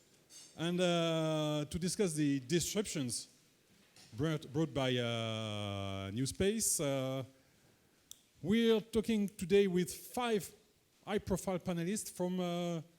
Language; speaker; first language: English; non-native, fluent; French